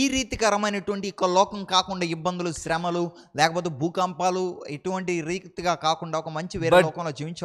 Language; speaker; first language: Telugu; native; Telugu